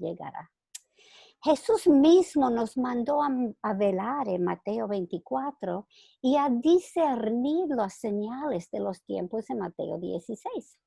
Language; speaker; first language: Spanish; non-native, fluent; English